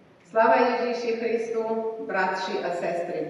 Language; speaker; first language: Czech; non-native, learner; Ukrainian